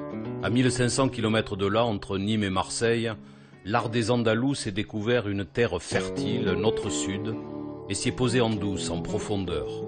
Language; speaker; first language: French; native; French